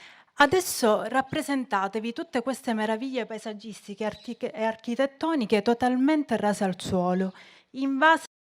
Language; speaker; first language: Italian; native; Italian